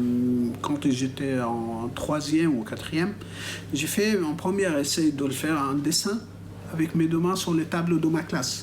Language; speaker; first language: French; non-native, fluent; Arabic